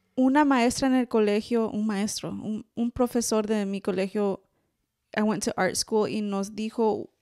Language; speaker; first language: Spanish; early bilingual, heritage; Spanish